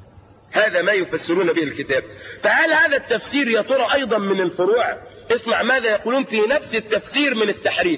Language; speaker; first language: Arabic; native; Arabic